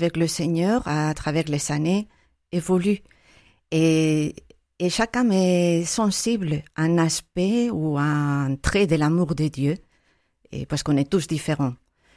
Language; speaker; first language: French; non-native, fluent; Spanish